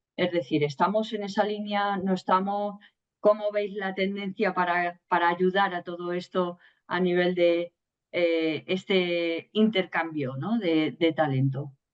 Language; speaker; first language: Spanish; native; Spanish